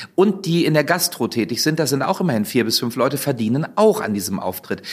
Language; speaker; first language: German; native; German